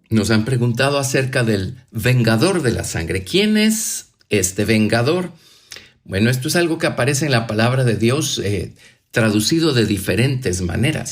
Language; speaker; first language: Spanish; native; Spanish